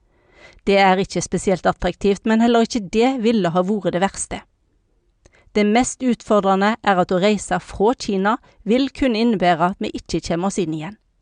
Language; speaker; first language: Norwegian; native; Norwegian